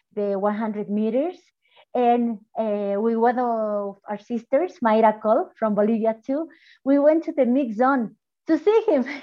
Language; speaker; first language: English; non-native, fluent; Spanish